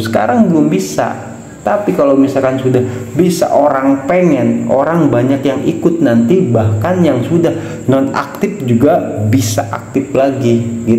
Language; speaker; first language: Indonesian; native; Indonesian